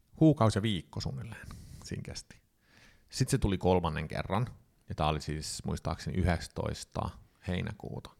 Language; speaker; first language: Finnish; early bilingual, heritage; Finnish